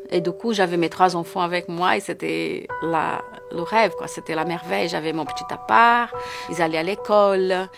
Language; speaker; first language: French; non-native, fluent; Portuguese